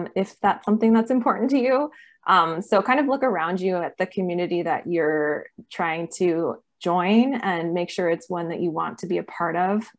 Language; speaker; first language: English; native; English